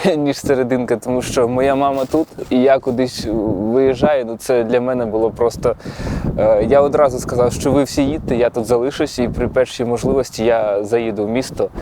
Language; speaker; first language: Ukrainian; native; Ukrainian